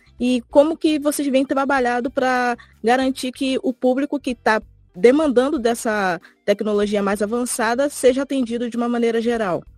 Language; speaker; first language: Portuguese; native; Portuguese